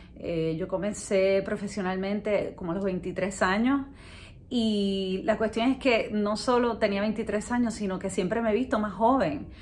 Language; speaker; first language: Spanish; native; Spanish